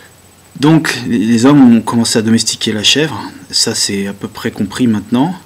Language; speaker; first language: French; native; French